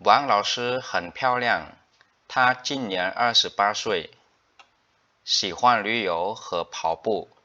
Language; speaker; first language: Chinese; non-native, fluent; Khmer